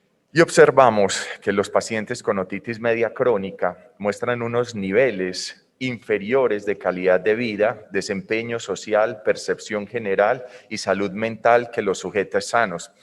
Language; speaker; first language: Spanish; native; Spanish